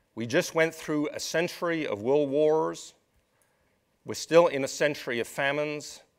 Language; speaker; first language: English; native; English